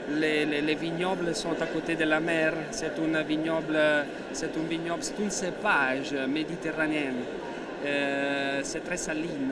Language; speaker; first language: French; non-native, learner; Italian